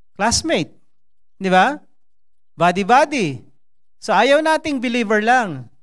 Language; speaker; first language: Filipino; non-native, local second language; Cebuano